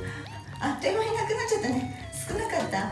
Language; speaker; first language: Japanese; native; Japanese